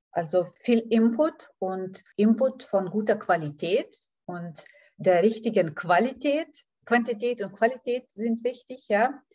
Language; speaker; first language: German; non-native, fluent; Lithuanian